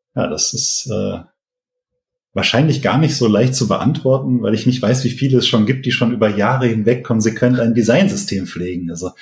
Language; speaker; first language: German; native; German